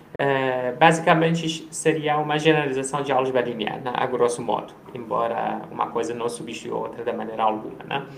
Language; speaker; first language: Portuguese; non-native, fluent; Persian